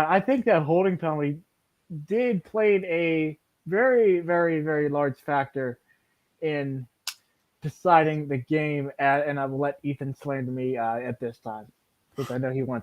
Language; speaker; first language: English; native; English